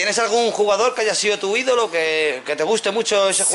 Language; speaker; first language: Spanish; native; Spanish